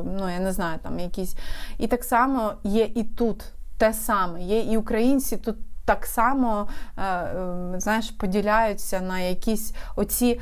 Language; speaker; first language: Ukrainian; non-native, local second language; Russian